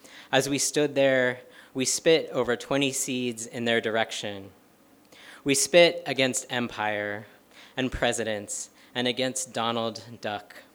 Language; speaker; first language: English; native; English